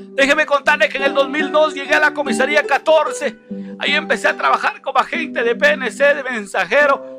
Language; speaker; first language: Spanish; native; Spanish